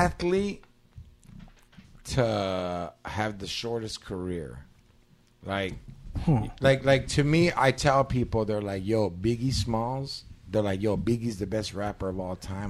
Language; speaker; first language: English; native; English